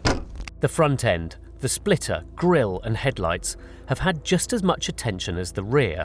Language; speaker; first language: English; native; English